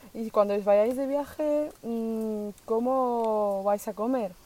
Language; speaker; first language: Spanish; native; Spanish